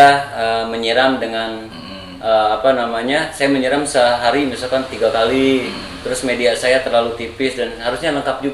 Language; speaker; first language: Indonesian; native; Indonesian